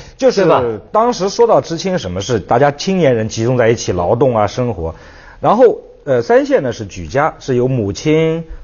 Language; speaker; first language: Chinese; native; Chinese